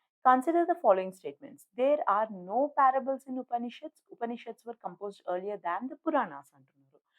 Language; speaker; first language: English; non-native, local second language; Telugu